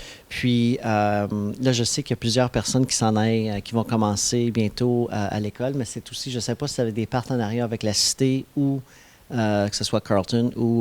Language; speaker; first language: French; native; French